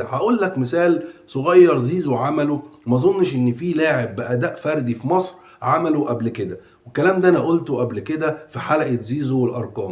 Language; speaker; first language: Arabic; native; Arabic